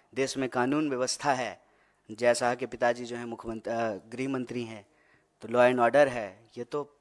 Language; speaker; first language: Hindi; native; Hindi